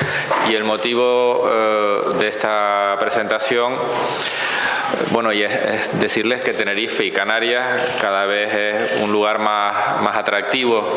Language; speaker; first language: Spanish; native; Spanish